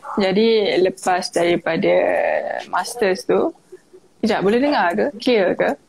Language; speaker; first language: Malay; native; Malay